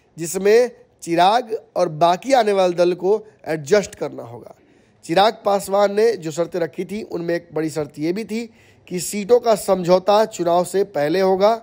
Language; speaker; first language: Hindi; native; Hindi